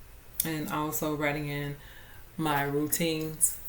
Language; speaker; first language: English; native; English